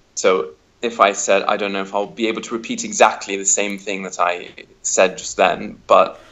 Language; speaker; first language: English; native; English